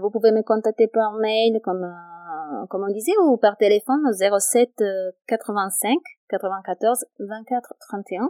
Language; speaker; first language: French; non-native, fluent; Italian